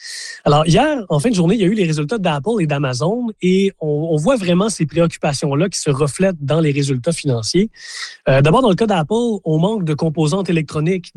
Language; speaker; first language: French; native; French